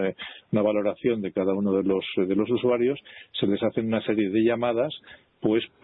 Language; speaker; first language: Spanish; native; Spanish